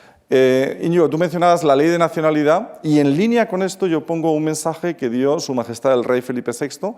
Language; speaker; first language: Spanish; native; Spanish